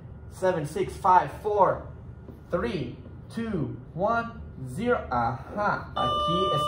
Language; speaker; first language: Spanish; non-native, fluent; English